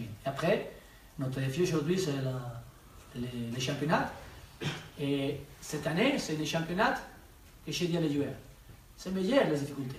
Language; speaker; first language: French; non-native, learner; Spanish